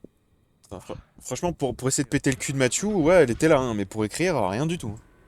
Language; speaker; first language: French; native; French